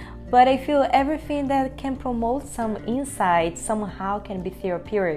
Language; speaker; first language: English; non-native, fluent; Portuguese